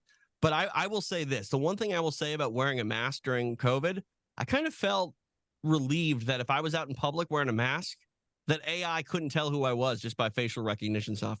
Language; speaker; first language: English; native; English